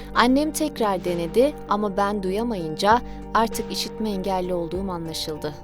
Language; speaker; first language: Turkish; native; Turkish